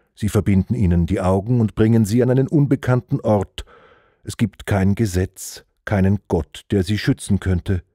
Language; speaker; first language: German; native; German